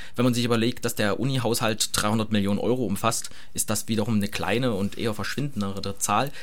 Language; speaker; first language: German; native; German